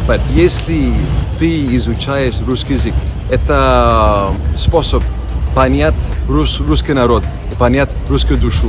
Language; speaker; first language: Russian; non-native, learner; English